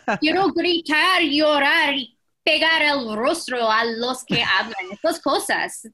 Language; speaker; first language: Spanish; non-native, fluent; English